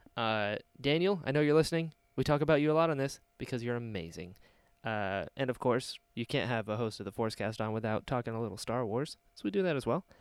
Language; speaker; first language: English; native; English